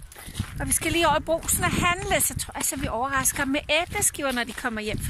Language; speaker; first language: Danish; native; Danish